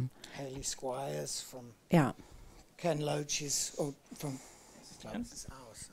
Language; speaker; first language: German; non-native, learner; English